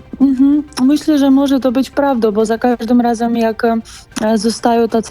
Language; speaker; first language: Polish; non-native, fluent; Georgian